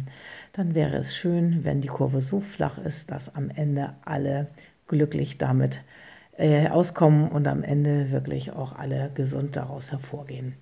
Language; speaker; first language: German; native; German